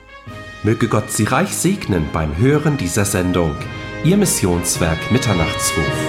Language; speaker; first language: German; native; German